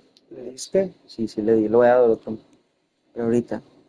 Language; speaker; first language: Spanish; native; Spanish